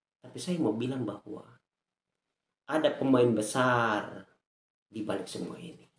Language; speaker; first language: Indonesian; native; Indonesian